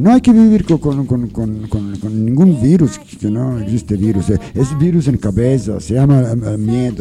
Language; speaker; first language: Spanish; non-native, learner; English